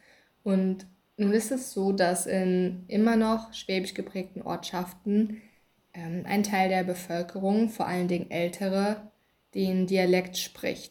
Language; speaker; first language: German; native; German